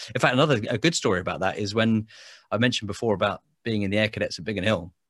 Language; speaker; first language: English; native; English